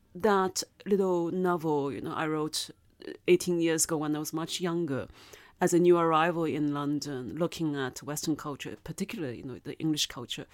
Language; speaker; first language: English; non-native, fluent; Chinese